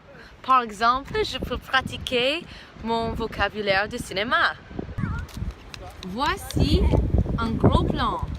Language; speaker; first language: French; non-native, fluent; English